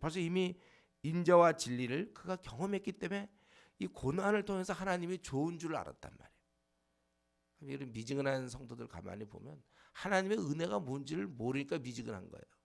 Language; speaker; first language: Korean; native; Korean